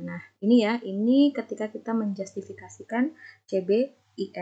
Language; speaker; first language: Indonesian; native; Indonesian